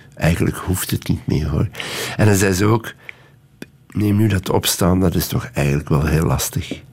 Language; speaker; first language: Dutch; native; Dutch